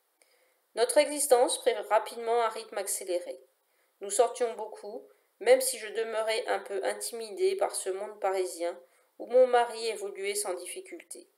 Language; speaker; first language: French; native; French